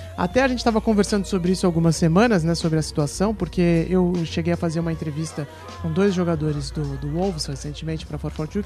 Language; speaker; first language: Portuguese; native; Portuguese